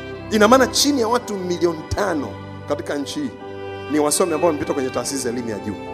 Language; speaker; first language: Swahili; non-native, local second language; Masai